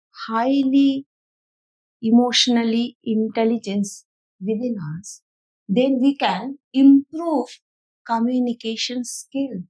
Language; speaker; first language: English; non-native, local second language; Bangla